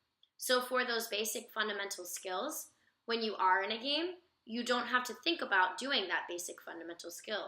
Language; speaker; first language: English; native; English